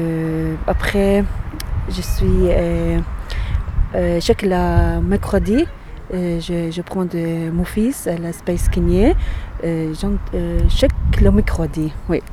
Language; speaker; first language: French; non-native, learner; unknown